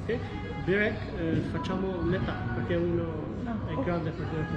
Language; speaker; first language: Italian; non-native, fluent; Albanian